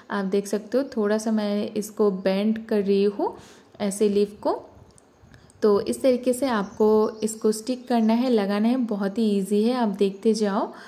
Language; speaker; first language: Hindi; non-native, local second language; Bangla